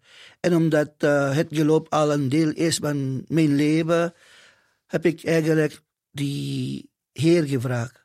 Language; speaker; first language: Dutch; non-native, fluent; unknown